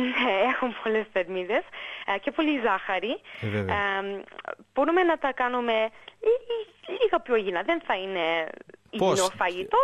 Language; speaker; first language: Greek; early bilingual, heritage; English